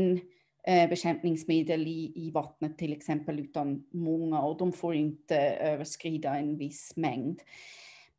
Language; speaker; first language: Swedish; non-native, fluent; German